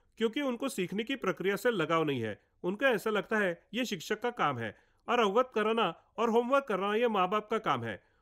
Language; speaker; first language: Hindi; non-native, local second language; Marathi